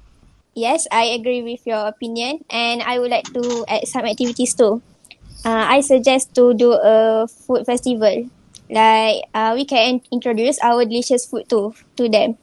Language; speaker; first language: English; non-native, local second language; Malay